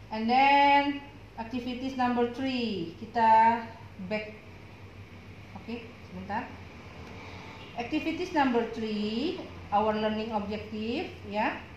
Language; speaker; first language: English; non-native, learner; Indonesian